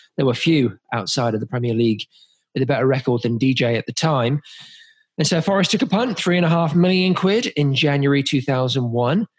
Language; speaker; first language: English; native; English